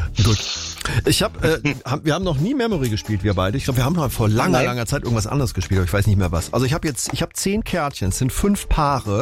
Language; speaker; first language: German; native; German